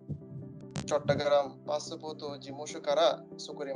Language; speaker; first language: Japanese; non-native, learner; Bangla